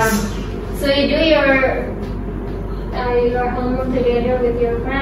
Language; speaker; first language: English; non-native, learner; Indonesian